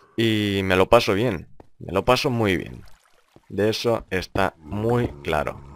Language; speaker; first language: Spanish; non-native, fluent; Lithuanian